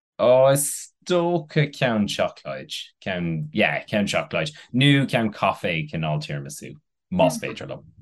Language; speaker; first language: Irish; non-native, local second language; English